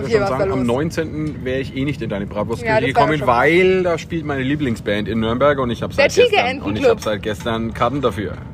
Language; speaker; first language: German; native; German